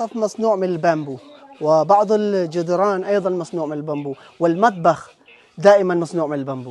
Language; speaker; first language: Arabic; non-native, fluent; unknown